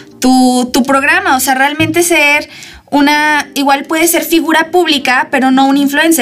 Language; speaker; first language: Spanish; native; Spanish